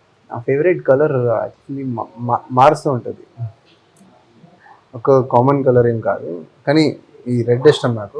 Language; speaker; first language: Telugu; non-native, fluent; Tamil